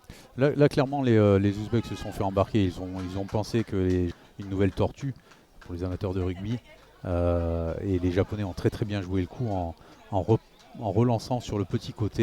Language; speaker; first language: French; native; French